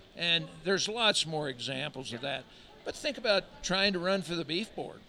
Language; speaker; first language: English; native; English